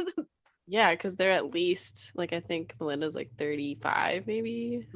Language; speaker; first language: English; native; English